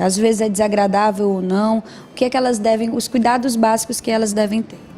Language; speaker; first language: Portuguese; native; Portuguese